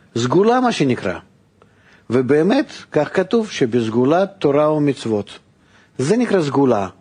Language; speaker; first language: Hebrew; non-native, fluent; Russian